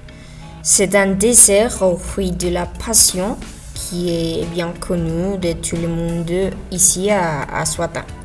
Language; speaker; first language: French; non-native, learner; Spanish